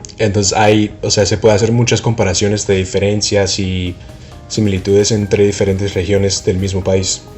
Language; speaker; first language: Spanish; non-native, fluent; English